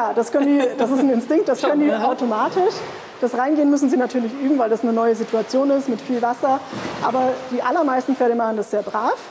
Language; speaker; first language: German; native; German